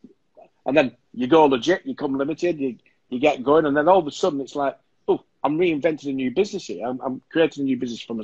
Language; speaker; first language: English; native; English